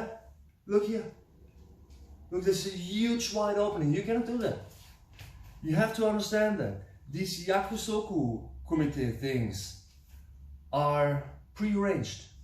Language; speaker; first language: English; non-native, fluent; German